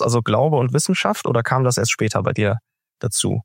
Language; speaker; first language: German; native; German